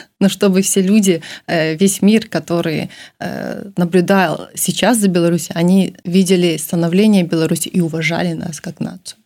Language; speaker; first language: Russian; native; Russian